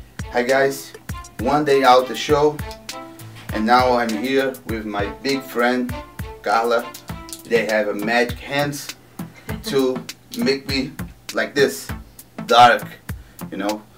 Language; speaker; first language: English; non-native, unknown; Portuguese